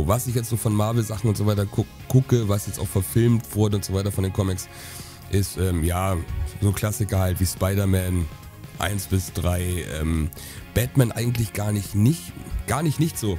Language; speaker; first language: German; native; German